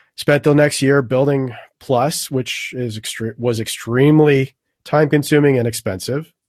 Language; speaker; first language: English; native; English